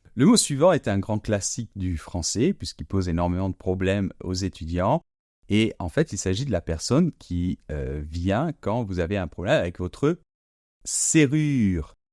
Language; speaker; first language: French; native; French